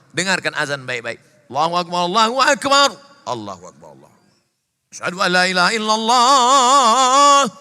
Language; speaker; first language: Malay; native; Malay